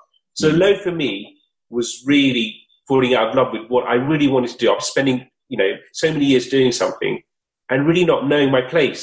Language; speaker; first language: English; native; English